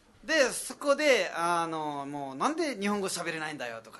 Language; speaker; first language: Japanese; non-native, fluent; Nepali